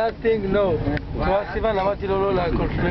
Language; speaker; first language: Hebrew; native; Hebrew